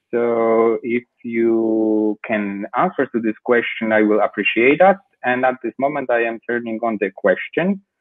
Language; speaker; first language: English; non-native, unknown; Polish